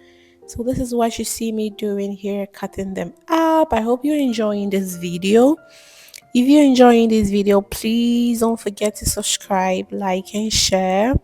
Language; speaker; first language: English; non-native, local second language; Akan